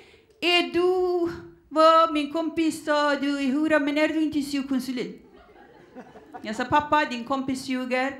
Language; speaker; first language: Swedish; non-native, fluent; Persian